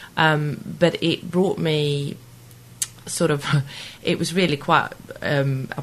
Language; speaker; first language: English; non-native, fluent; Swedish